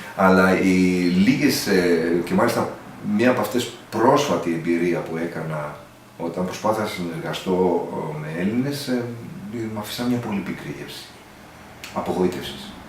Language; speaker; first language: Greek; native; Greek